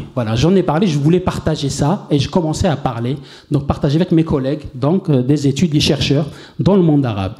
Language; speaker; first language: French; non-native, local second language; Arabic